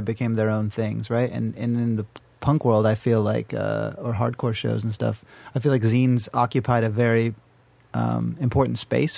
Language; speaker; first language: English; native; English